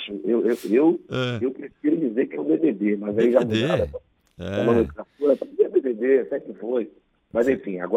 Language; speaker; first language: Portuguese; native; Portuguese